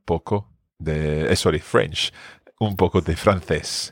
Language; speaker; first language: Spanish; non-native, fluent; English